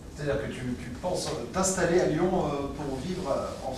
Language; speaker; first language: French; native; French